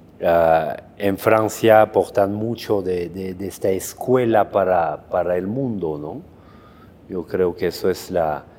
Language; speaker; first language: Spanish; non-native, fluent; French